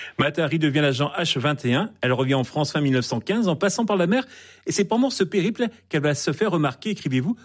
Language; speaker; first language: French; native; French